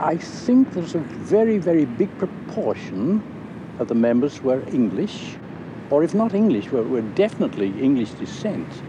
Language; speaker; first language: English; native; English